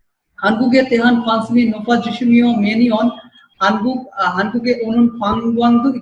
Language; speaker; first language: Korean; non-native, fluent; Bangla